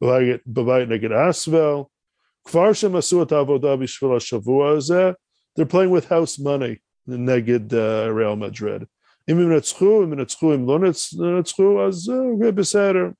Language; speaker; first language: Hebrew; non-native, fluent; English